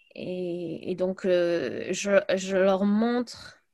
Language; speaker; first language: French; early bilingual, other home language; English